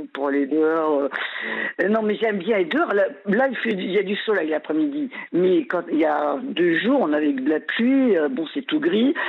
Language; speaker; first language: French; native; French